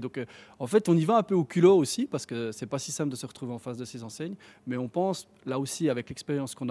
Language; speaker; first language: French; native; French